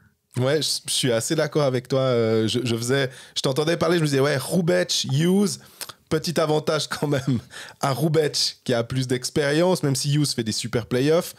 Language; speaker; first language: French; native; French